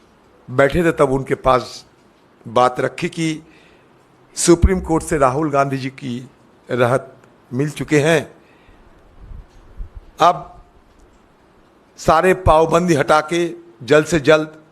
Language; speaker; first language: Hindi; non-native, local second language; Bangla